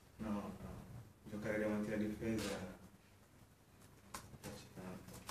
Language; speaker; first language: Italian; non-native, fluent; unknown